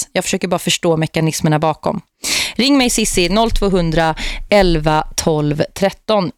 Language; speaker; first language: Swedish; native; Swedish